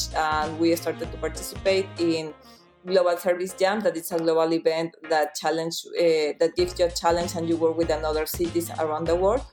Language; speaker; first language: English; non-native, fluent; Spanish